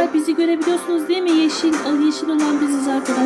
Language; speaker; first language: Turkish; native; Turkish